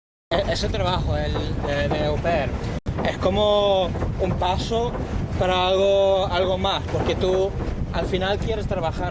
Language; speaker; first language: Spanish; non-native, fluent; English